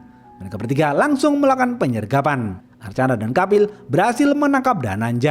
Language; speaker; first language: Indonesian; native; Indonesian